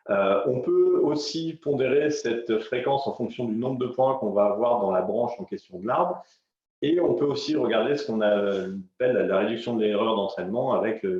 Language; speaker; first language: French; native; French